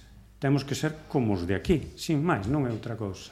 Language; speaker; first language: Galician; native; Galician